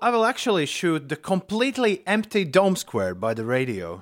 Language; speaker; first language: English; non-native, fluent; Latvian